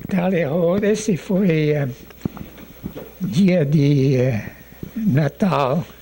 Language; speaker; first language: Portuguese; non-native, fluent; English